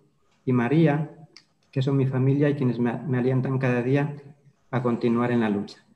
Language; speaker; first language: Spanish; native; Spanish